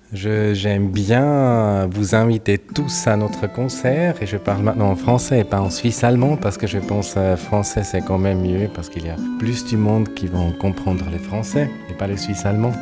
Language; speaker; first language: French; non-native, fluent; Swiss German